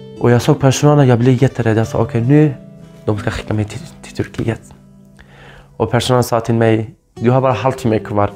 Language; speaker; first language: Swedish; non-native, fluent; Kurdish